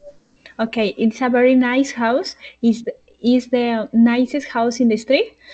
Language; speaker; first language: English; non-native, learner; Spanish